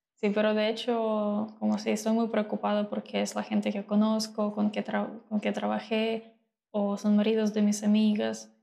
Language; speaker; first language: Spanish; non-native, fluent; Russian